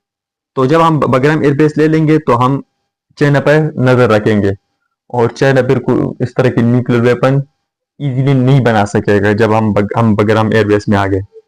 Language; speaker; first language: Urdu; non-native, fluent; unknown